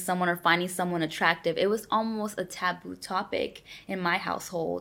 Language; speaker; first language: English; early bilingual, other home language; Spanish